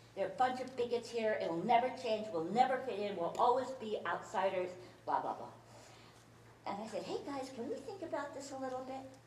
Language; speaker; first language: English; early bilingual, other home language; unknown